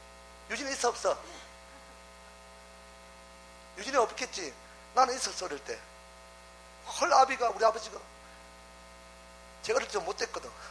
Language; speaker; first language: Korean; native; Korean